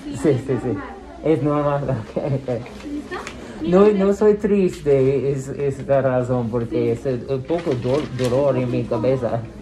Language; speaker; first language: Spanish; non-native, learner; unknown